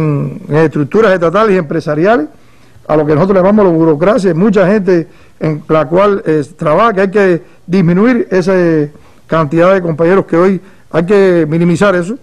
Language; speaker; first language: Spanish; native; Spanish